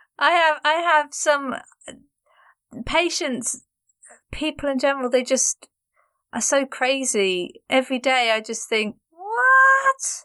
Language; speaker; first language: English; native; English